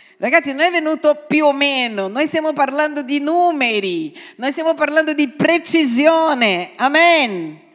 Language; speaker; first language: Italian; non-native, fluent; Portuguese